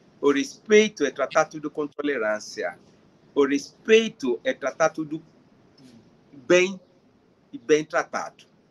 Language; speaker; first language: Portuguese; non-native, fluent; Yoruba